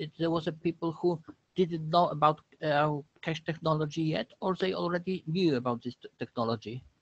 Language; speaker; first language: English; non-native, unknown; Polish